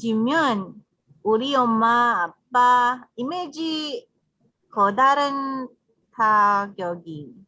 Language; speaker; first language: Korean; non-native, learner; English